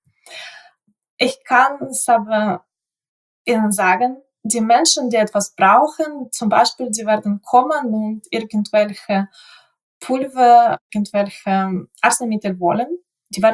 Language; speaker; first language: German; non-native, fluent; Ukrainian